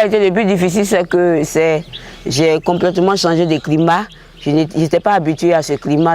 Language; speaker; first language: French; non-native, local second language; Baoulé